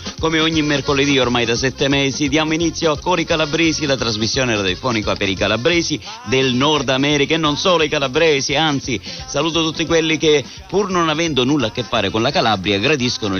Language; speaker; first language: Italian; early bilingual, heritage; Italian